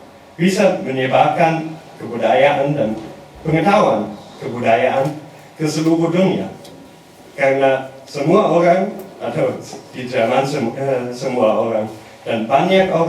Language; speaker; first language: Indonesian; non-native, learner; German